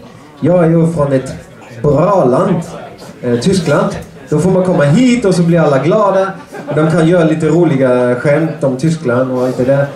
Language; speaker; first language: Swedish; non-native, fluent; German